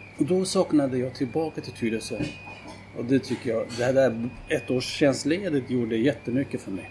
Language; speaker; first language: Swedish; non-native, fluent; Kurdish